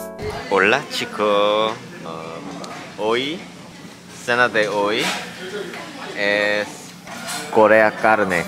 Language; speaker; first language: Spanish; non-native, learner; Korean